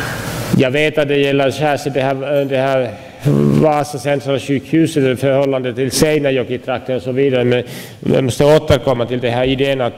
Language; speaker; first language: Swedish; non-native, local second language; Finnish